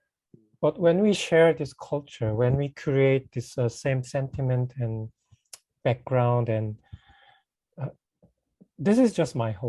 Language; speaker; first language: English; non-native, fluent; Korean